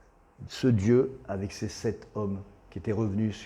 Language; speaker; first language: French; native; French